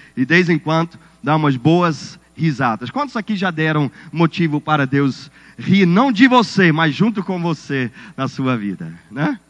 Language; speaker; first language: Portuguese; non-native, fluent; German